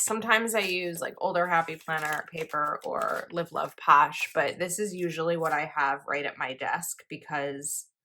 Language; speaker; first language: English; native; English